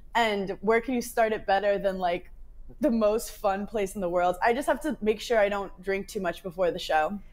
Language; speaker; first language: English; native; English